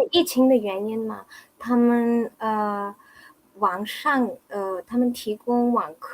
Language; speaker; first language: Chinese; non-native, fluent; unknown